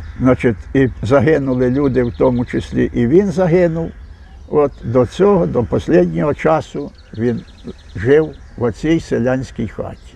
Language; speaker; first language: Ukrainian; native; Ukrainian